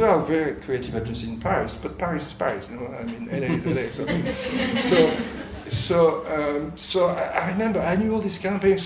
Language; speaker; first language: English; non-native, fluent; French